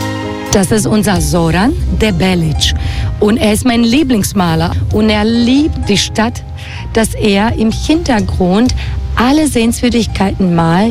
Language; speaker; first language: German; non-native, fluent; Croatian